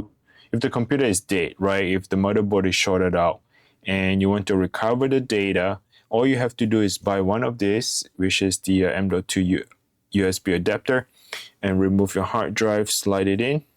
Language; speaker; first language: English; non-native, fluent; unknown